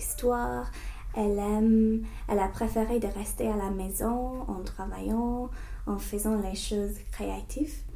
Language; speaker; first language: French; non-native, learner; English